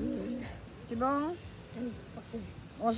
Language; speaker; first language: French; native; French